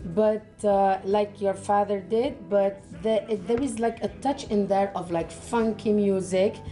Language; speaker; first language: English; non-native, fluent; Arabic